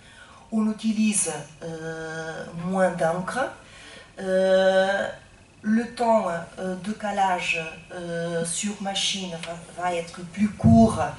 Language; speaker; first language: French; non-native, fluent; Portuguese